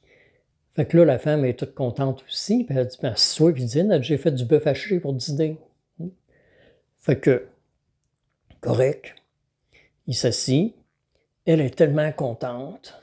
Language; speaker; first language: French; native; French